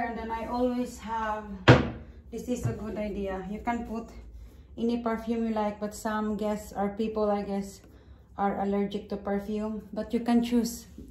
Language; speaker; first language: English; non-native, local second language; Cebuano